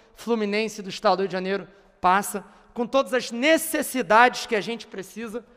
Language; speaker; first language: Portuguese; native; Portuguese